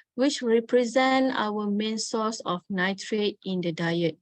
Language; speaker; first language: English; non-native, local second language; Malay